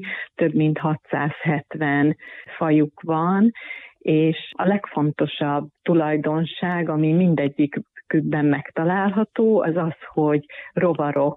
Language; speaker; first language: Hungarian; native; Hungarian